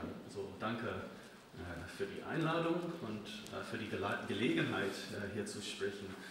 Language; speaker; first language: German; non-native, fluent; English